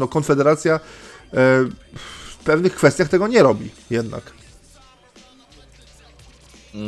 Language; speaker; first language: Polish; native; Polish